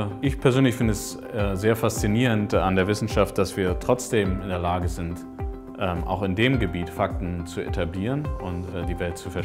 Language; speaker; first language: German; native; German